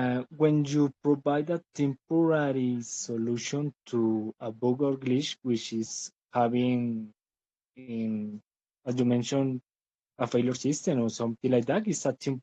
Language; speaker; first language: English; non-native, learner; Spanish